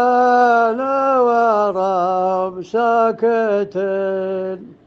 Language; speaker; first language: Arabic; native; Arabic